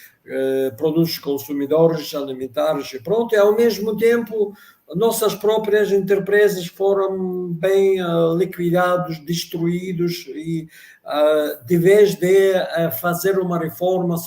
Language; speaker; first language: Portuguese; non-native, fluent; Russian